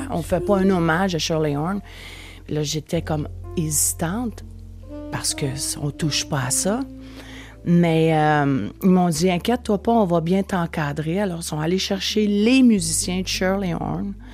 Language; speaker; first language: French; native; French